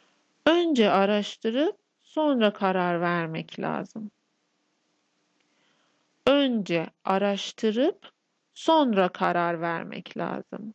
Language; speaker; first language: Turkish; non-native, fluent; Persian